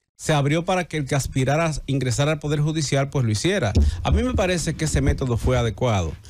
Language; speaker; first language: Spanish; native; Spanish